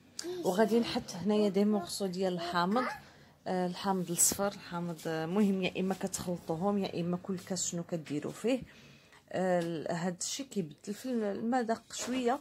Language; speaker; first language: Arabic; native; Arabic